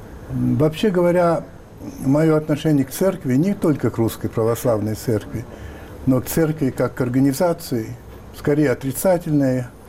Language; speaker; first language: Russian; non-native, fluent; French